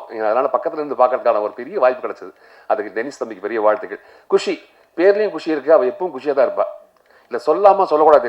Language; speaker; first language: Tamil; native; Tamil